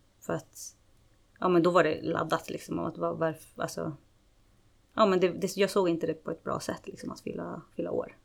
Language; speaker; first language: Swedish; early bilingual, other home language; Spanish